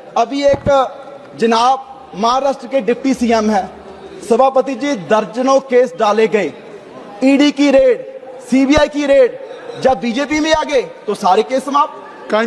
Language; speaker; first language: Hindi; non-native, local second language; Punjabi